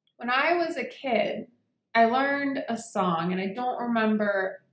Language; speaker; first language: English; native; English